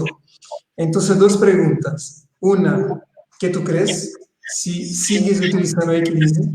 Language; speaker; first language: Spanish; non-native, fluent; Portuguese